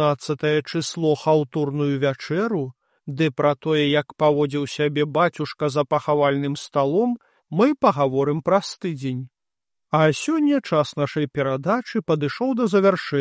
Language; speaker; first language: Belarusian; native; Belarusian